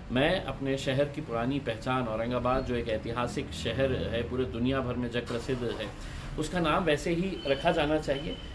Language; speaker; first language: Hindi; non-native, local second language; Urdu